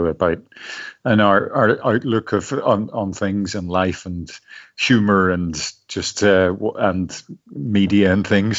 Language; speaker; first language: English; native; English